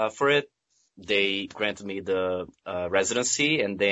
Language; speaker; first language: English; non-native, fluent; Portuguese